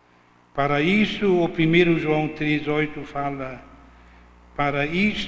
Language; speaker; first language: Portuguese; non-native, fluent; German